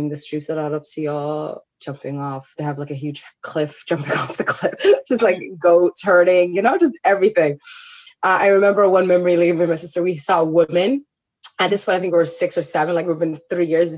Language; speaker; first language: English; non-native, fluent; Somali